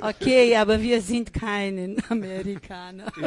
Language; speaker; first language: German; non-native, fluent; Portuguese